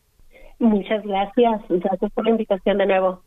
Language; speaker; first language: Spanish; native; Spanish